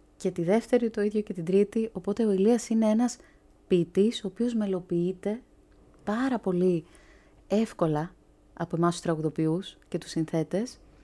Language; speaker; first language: Greek; early bilingual, heritage; Greek